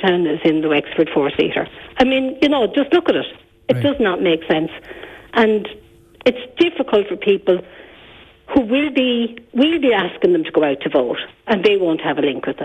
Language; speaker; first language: English; native; English